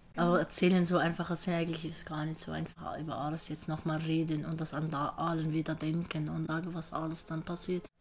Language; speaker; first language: German; non-native, fluent; Arabic